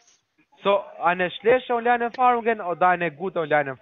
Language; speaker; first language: German; non-native, learner; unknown